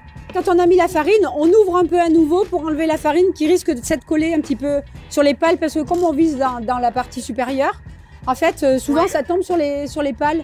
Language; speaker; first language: French; native; French